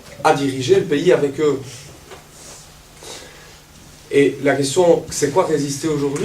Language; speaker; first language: French; native; French